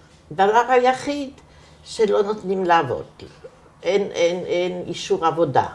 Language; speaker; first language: Hebrew; non-native, fluent; German